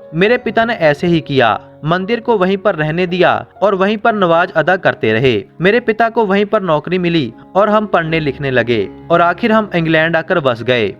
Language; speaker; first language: Hindi; native; Hindi